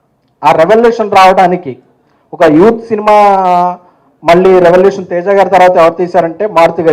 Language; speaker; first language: Telugu; native; Telugu